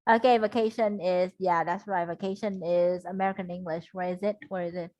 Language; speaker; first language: English; non-native, fluent; Vietnamese